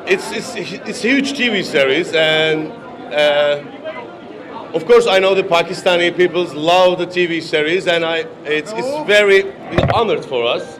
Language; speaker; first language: English; non-native, learner; Turkish